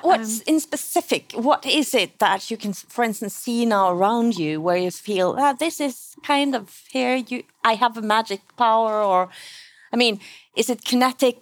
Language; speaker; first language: English; non-native, fluent; Norwegian